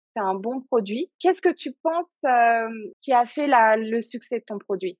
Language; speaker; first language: French; native; French